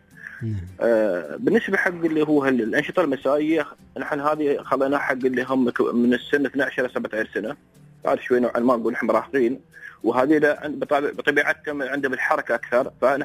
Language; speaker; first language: Arabic; native; Arabic